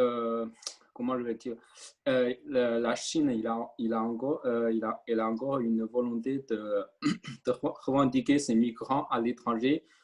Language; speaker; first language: French; non-native, fluent; Chinese